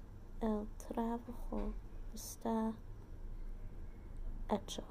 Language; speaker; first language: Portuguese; non-native, learner; English